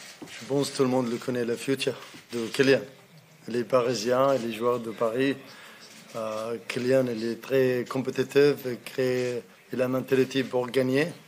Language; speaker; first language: French; non-native, fluent; Arabic